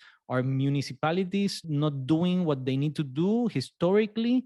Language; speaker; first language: English; non-native, fluent; Spanish